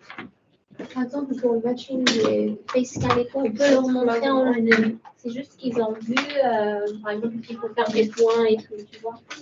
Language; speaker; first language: French; native; French